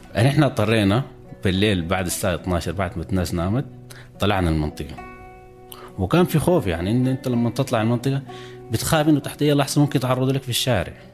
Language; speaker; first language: Arabic; native; Arabic